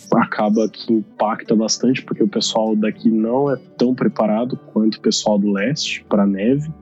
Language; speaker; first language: Portuguese; native; Portuguese